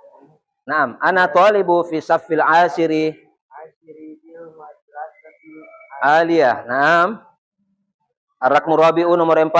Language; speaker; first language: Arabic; non-native, fluent; Indonesian